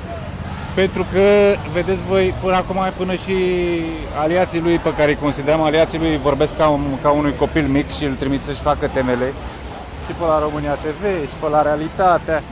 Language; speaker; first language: Romanian; native; Romanian